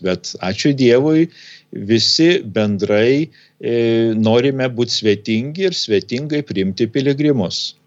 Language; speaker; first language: Lithuanian; native; Lithuanian